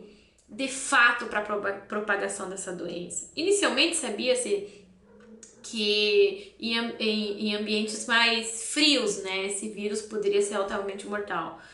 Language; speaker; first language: Portuguese; native; Portuguese